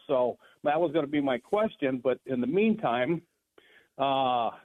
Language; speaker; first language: English; native; English